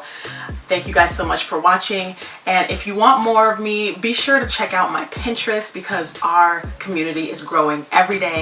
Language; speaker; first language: English; native; English